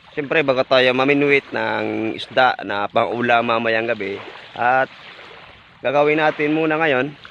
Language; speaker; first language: Filipino; non-native, local second language; Bikol